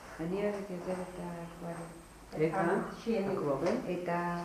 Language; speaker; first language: Hebrew; non-native, fluent; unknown